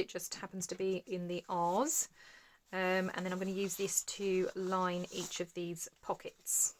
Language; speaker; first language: English; native; English